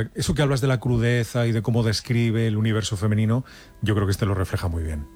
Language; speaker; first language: Spanish; native; Spanish